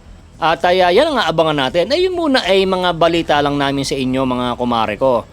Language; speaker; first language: Filipino; native; Filipino